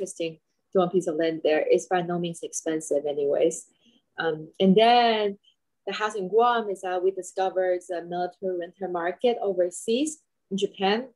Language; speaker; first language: English; non-native, fluent; Chinese